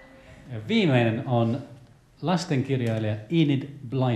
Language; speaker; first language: Finnish; native; Finnish